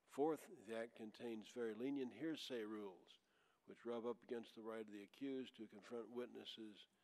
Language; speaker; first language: English; native; English